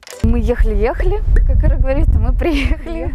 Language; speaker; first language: Russian; native; Russian